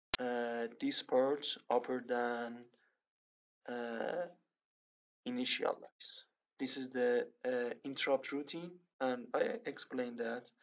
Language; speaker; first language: English; non-native, learner; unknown